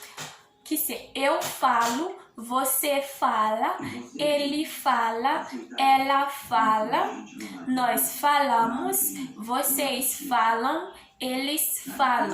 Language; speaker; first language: Portuguese; non-native, learner; Haitian Creole